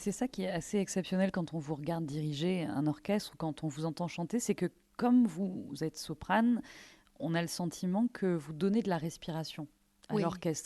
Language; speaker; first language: French; native; French